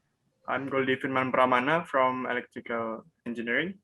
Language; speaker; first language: English; non-native, learner; Indonesian